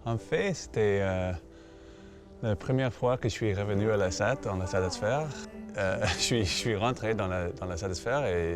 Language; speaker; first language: French; non-native, fluent; English